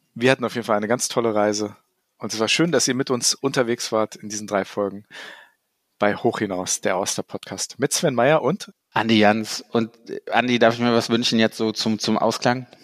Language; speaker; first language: German; native; German